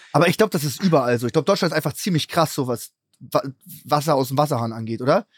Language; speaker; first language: German; native; German